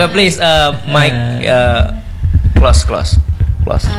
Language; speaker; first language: English; non-native, learner; Indonesian